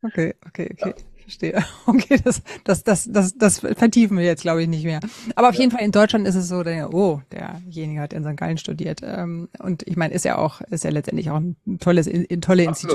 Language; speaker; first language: German; native; German